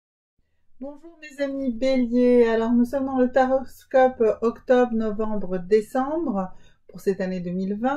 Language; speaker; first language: French; native; French